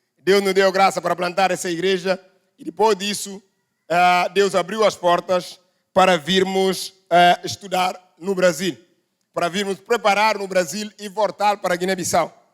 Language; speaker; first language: Portuguese; non-native, local second language; Upper Guinea Crioulo